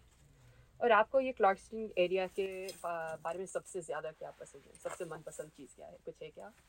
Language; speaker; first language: Hindi; early bilingual, heritage; Hindi